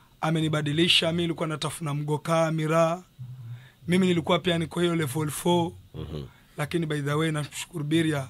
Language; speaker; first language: Swahili; native; Swahili